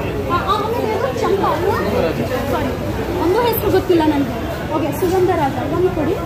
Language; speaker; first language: Kannada; non-native, local second language; Hindi